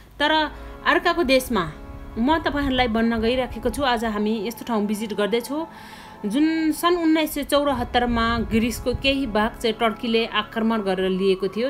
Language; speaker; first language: Nepali; non-native, local second language; Sherpa